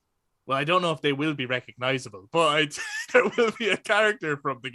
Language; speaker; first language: English; native; English